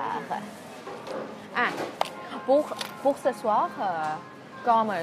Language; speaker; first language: French; non-native, fluent; Thai